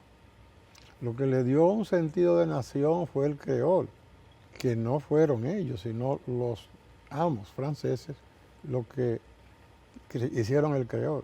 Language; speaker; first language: Spanish; native; Spanish